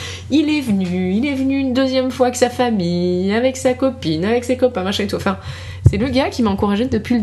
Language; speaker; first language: French; native; French